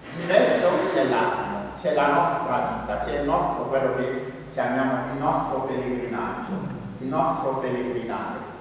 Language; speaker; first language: Italian; non-native, fluent; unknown